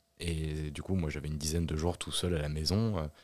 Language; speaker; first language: French; native; French